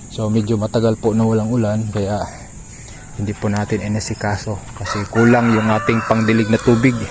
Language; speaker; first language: Filipino; non-native, local second language; Cebuano